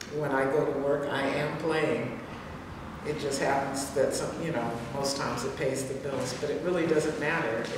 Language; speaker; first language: English; native; English